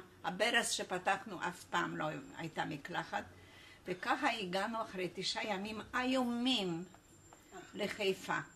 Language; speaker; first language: Hebrew; non-native, fluent; Polish